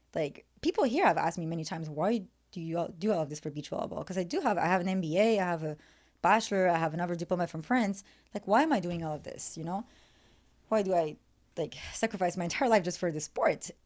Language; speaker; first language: English; non-native, fluent; French